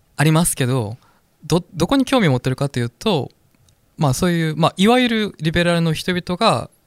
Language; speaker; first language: Japanese; non-native, fluent; Korean